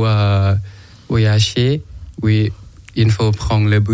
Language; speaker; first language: French; non-native, learner; Thai